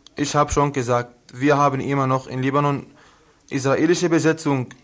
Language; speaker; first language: German; non-native, learner; Arabic